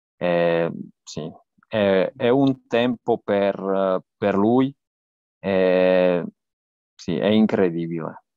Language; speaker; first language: Italian; non-native, learner; Slovak